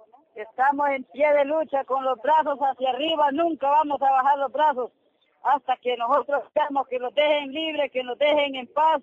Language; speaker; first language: Spanish; native; Spanish